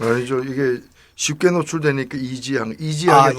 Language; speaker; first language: Korean; native; Korean